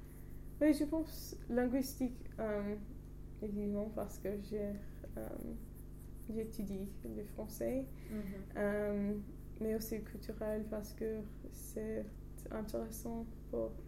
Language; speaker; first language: French; non-native, learner; English